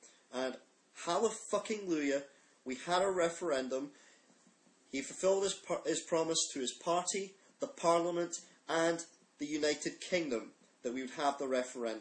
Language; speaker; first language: English; native; English